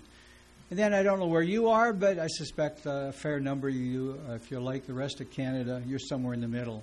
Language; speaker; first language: English; native; English